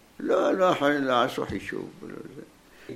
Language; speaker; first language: Hebrew; non-native, fluent; Arabic